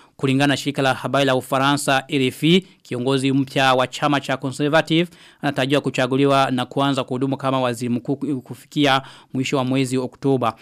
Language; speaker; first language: Swahili; non-native, local second language; Rundi